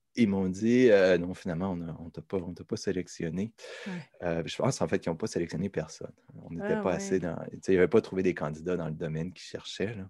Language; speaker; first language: French; native; French